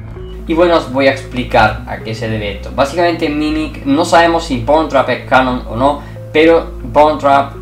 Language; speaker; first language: Spanish; native; Spanish